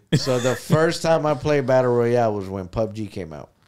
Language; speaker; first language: English; non-native, fluent; Spanish